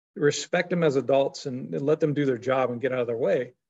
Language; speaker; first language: English; native; English